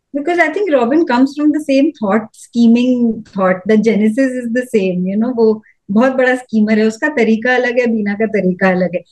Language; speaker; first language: Hindi; native; Hindi